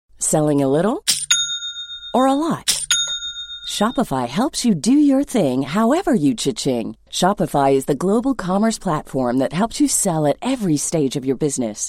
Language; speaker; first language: English; native; English